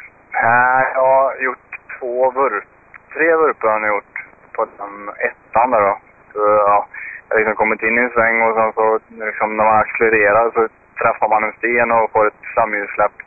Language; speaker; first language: Swedish; native; Swedish